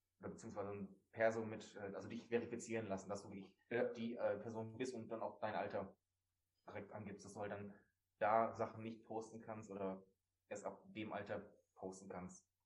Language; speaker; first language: German; native; German